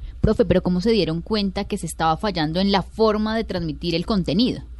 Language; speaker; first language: Spanish; native; Spanish